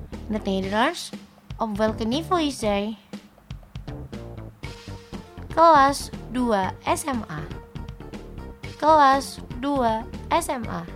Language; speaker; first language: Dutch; non-native, learner; Indonesian